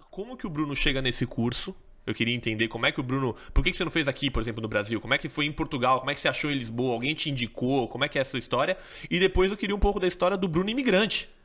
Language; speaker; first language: Portuguese; native; Portuguese